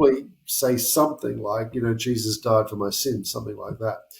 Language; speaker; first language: English; native; English